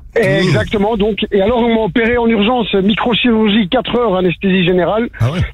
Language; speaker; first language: French; native; French